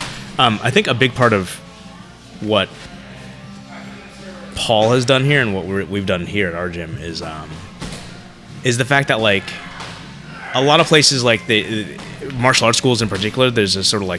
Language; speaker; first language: English; early bilingual, other home language; Vietnamese